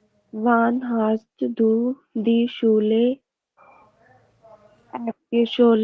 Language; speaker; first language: German; non-native, learner; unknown